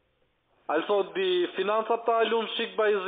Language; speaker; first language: German; non-native, learner; Italian